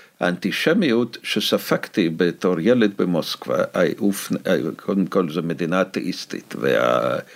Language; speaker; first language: Hebrew; non-native, fluent; Russian